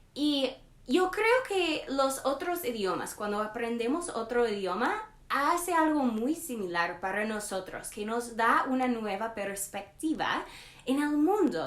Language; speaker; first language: Spanish; non-native, learner; English